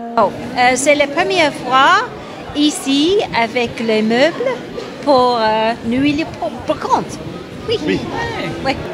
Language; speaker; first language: French; non-native, learner; English